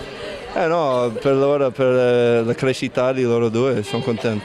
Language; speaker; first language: Italian; non-native, fluent; English